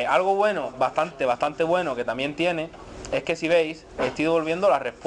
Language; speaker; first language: Spanish; native; Spanish